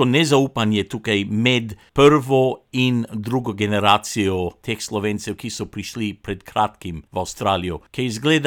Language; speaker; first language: Slovenian; non-native, local second language; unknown